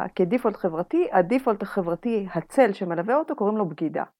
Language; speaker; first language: Hebrew; non-native, fluent; Russian